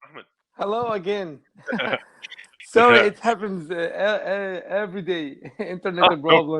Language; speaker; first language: English; non-native, learner; Arabic